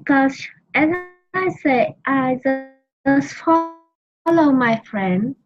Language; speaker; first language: English; non-native, learner; Vietnamese